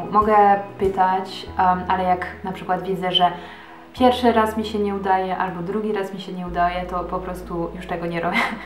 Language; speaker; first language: Polish; early bilingual, heritage; Polish